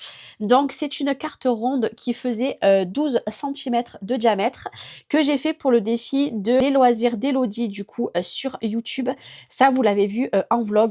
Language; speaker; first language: French; native; French